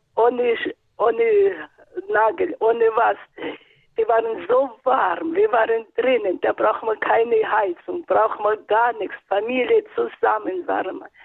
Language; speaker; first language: German; non-native, fluent; Russian